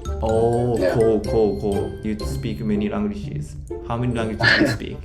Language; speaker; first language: English; non-native, learner; Japanese